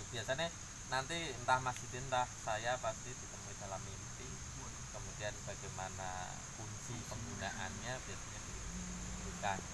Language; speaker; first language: Indonesian; native; Indonesian